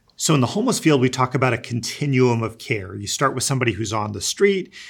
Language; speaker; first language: English; native; English